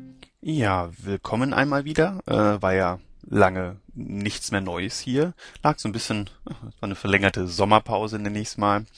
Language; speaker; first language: German; native; German